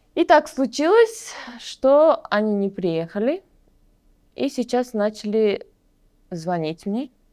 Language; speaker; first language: Russian; non-native, local second language; Uzbek